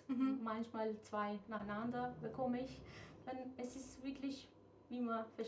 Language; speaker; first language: German; non-native, fluent; Macedonian